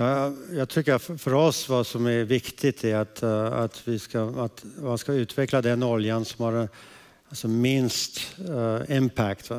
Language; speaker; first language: Swedish; early bilingual, heritage; Swedish